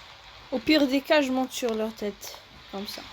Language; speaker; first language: French; native; French